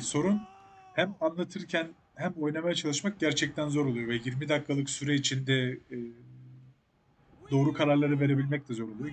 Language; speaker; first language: Turkish; native; Turkish